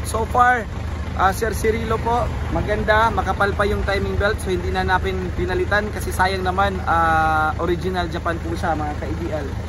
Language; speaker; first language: Filipino; non-native, local second language; Cebuano